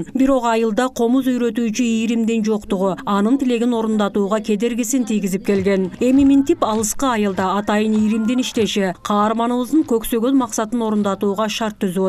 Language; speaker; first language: Kyrgyz; native; Kyrgyz